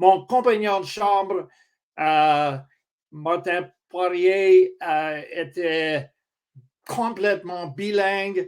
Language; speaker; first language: French; non-native, local second language; English